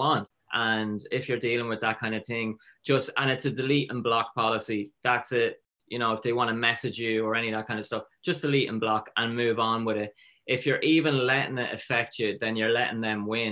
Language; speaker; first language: English; native; English